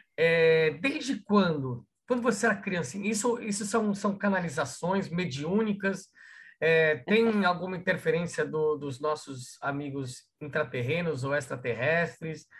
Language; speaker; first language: Portuguese; native; Portuguese